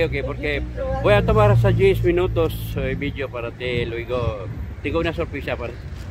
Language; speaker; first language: Spanish; non-native, learner; Filipino